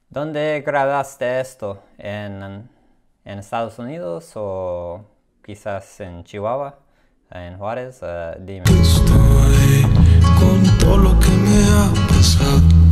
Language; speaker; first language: Spanish; non-native, learner; English